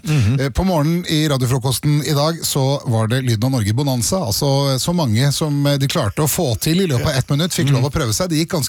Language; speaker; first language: Norwegian; native; Norwegian